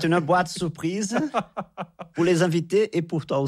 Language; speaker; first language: French; non-native, fluent; Portuguese